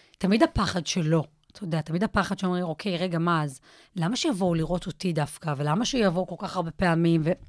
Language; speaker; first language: Hebrew; native; Hebrew